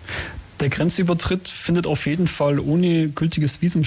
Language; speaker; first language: German; native; German